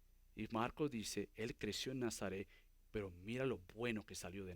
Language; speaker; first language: Spanish; native; Spanish